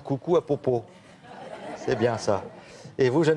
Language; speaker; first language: French; native; French